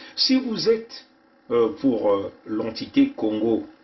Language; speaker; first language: French; non-native, local second language; Kongo